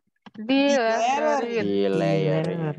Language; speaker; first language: German; non-native, learner; Indonesian